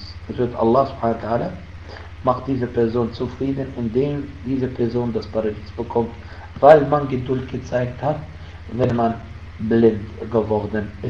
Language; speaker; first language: German; non-native, fluent; Arabic